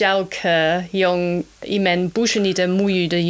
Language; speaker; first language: Chinese; non-native, fluent; German